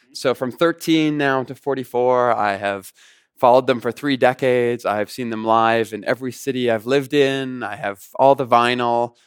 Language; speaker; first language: English; native; English